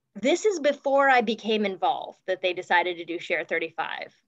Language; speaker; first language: English; native; English